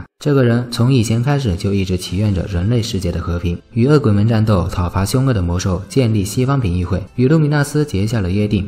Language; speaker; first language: Chinese; native; Chinese